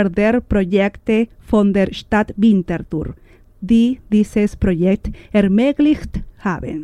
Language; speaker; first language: German; non-native, learner; Spanish